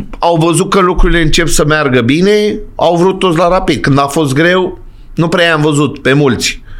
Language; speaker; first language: Romanian; native; Romanian